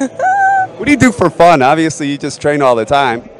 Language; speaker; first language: English; native; English